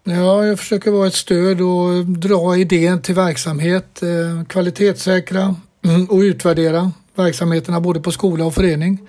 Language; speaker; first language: Swedish; native; Swedish